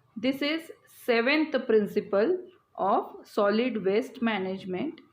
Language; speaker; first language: English; non-native, local second language; Marathi